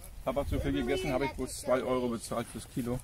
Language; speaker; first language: German; native; German